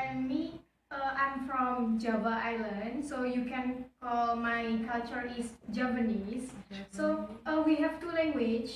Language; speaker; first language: English; non-native, learner; Javanese